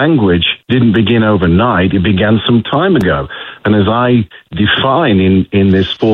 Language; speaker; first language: English; native; English